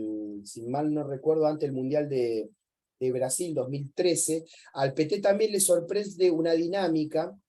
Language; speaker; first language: Spanish; native; Spanish